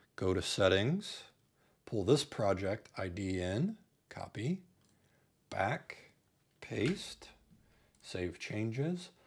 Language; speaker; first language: English; native; English